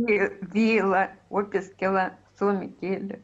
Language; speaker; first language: Finnish; non-native, learner; Russian